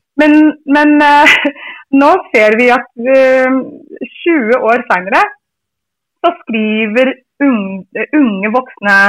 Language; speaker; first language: Norwegian; non-native, fluent; English